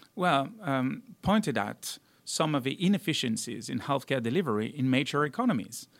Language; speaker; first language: English; non-native, fluent; French